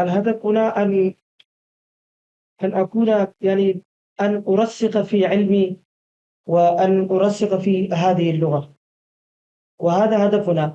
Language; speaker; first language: Arabic; non-native, fluent; Urdu